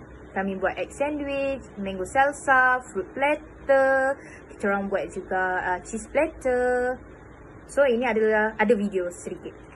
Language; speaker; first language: Malay; native; Malay